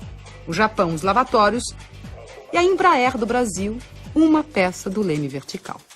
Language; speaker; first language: Portuguese; native; Portuguese